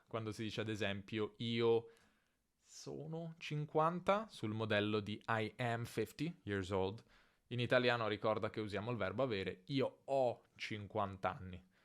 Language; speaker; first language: Italian; native; Italian